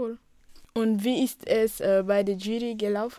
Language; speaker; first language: German; non-native, learner; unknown